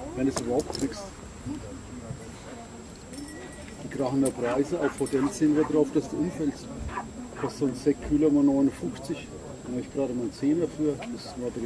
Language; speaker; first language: German; native; German